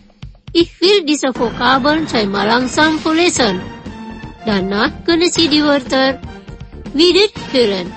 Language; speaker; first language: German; non-native, fluent; Indonesian